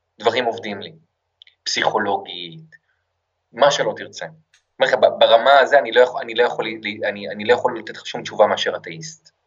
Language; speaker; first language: Hebrew; native; Hebrew